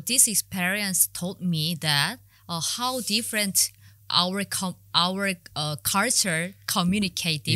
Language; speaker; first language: English; non-native, learner; Korean